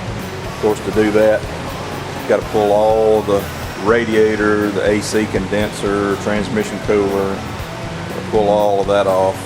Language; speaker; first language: English; native; English